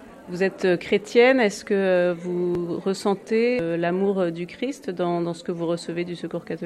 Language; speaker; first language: French; native; French